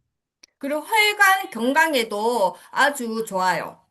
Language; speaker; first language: Korean; native; Korean